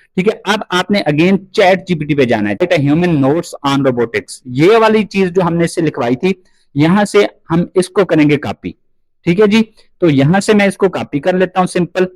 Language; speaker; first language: Urdu; non-native, local second language; Punjabi